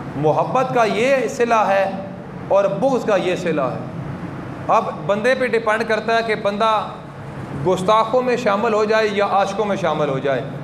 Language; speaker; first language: Urdu; non-native, local second language; Punjabi